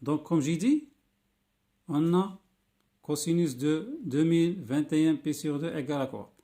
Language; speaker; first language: French; non-native, local second language; Arabic